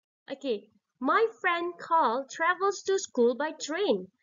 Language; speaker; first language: English; non-native, local second language; Malay